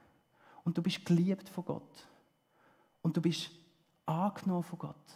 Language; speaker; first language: German; early bilingual, heritage; German